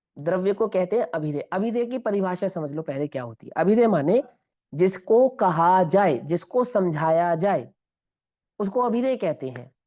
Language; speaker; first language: Hindi; non-native, local second language; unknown